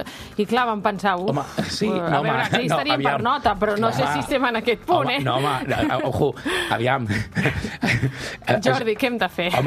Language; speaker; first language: Catalan; native; Catalan